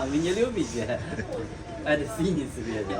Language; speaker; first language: Russian; non-native, learner; Chinese